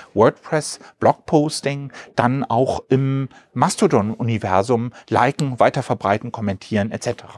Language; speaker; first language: German; native; German